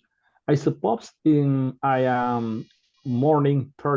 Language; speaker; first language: English; non-native, learner; Spanish